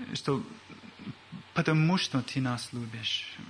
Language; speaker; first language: Russian; non-native, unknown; English